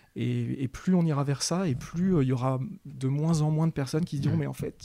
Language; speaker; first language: French; native; French